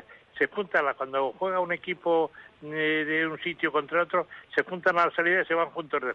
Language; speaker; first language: Spanish; native; Spanish